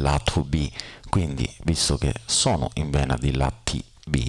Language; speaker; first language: Italian; native; Italian